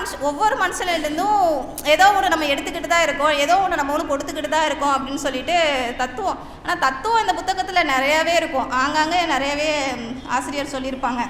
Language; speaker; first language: Tamil; native; Tamil